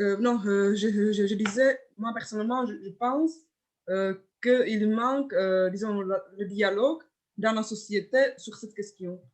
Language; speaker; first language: French; non-native, fluent; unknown